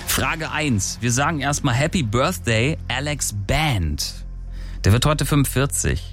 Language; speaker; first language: German; native; German